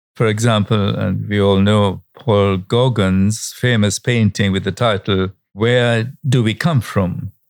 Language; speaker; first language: English; non-native, local second language; Sinhala